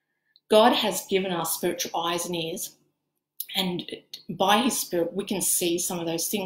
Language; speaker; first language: English; native; English